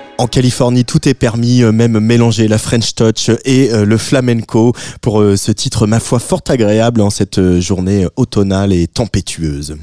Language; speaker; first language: French; native; French